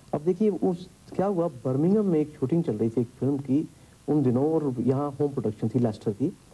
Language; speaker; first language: Hindi; early bilingual, heritage; Hindi